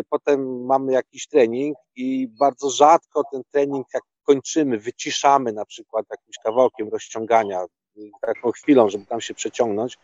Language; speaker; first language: Polish; native; Polish